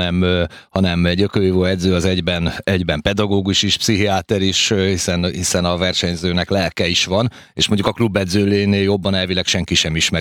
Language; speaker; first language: Hungarian; native; Hungarian